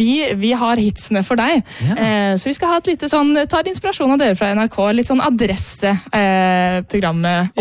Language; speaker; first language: Norwegian; native; Norwegian